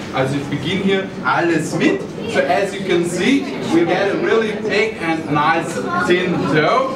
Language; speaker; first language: English; non-native, fluent; German